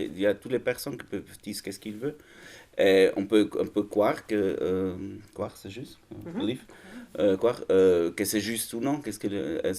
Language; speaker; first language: French; non-native, learner; German